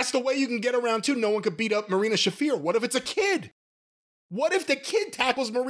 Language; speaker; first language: English; native; English